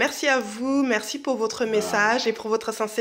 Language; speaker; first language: French; native; French